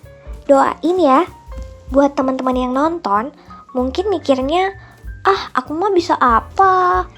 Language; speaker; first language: Indonesian; native; Indonesian